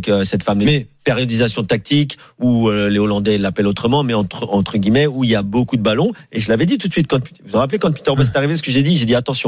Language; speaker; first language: French; native; French